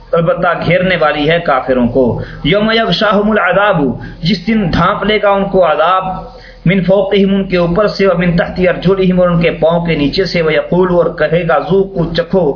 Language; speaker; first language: Urdu; non-native, local second language; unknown